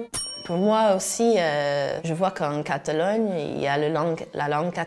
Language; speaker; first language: French; non-native, fluent; English